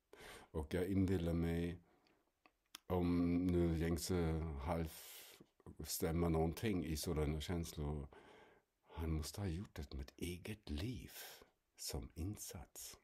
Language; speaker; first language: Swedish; non-native, fluent; German